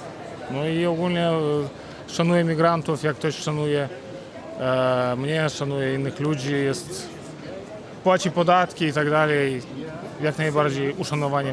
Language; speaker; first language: Polish; non-native, fluent; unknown